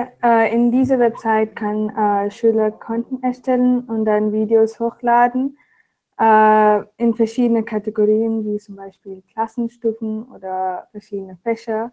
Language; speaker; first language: German; non-native, learner; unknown